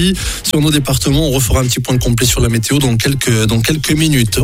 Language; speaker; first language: French; native; French